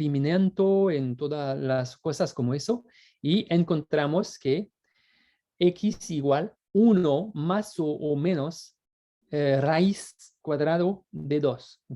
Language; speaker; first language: Spanish; non-native, fluent; French